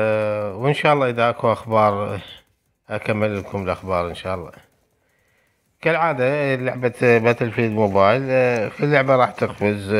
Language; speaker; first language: Arabic; native; Arabic